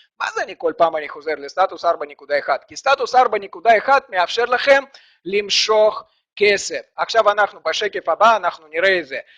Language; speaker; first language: Hebrew; non-native, fluent; Russian